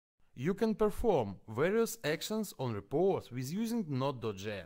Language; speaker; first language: English; non-native, fluent; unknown